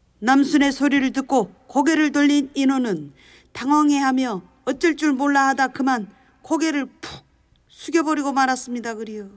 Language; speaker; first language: Korean; native; Korean